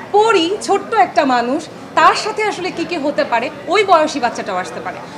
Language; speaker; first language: Bangla; native; Bangla